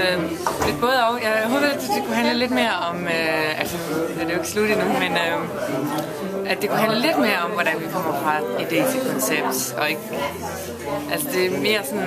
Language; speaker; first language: Danish; native; Danish